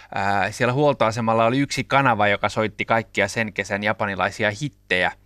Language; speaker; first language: Finnish; early bilingual, other home language; Japanese